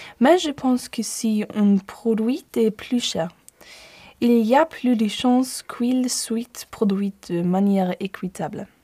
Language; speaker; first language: French; non-native, learner; German